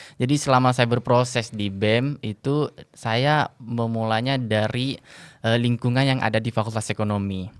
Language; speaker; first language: Indonesian; non-native, local second language; Madurese